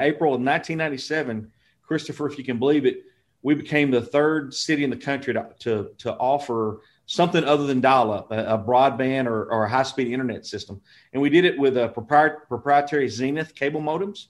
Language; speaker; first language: English; native; English